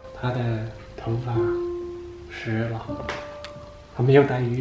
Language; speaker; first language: Chinese; non-native, fluent; Danish